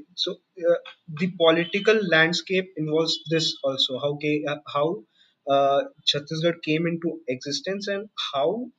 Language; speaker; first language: English; non-native, local second language; Hindi